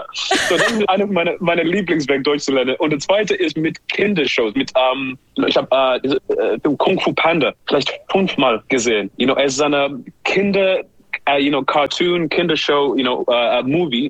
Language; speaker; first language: German; non-native, learner; English